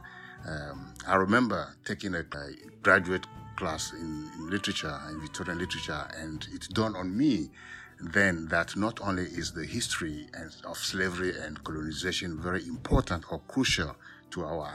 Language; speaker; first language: English; non-native, local second language; Ewe